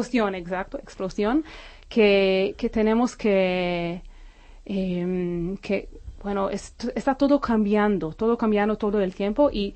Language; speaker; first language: Spanish; non-native, fluent; Hebrew